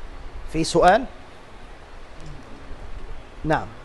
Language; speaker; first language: Arabic; non-native, fluent; Tausug